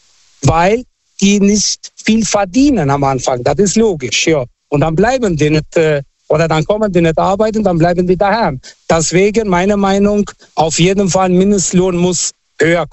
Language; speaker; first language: German; non-native, fluent; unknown